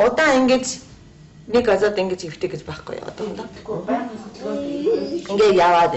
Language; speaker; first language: Mongolian; non-native, learner; Japanese